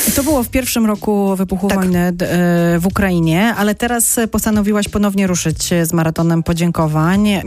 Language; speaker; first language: Polish; native; Polish